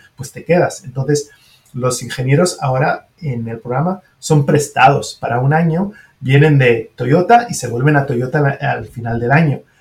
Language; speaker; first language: Spanish; non-native, fluent; French